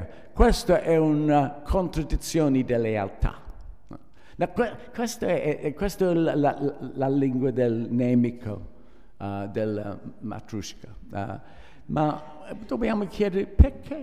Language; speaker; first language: Italian; non-native, fluent; English